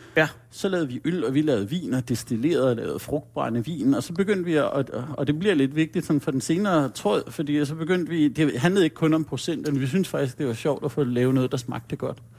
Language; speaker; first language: Danish; native; Danish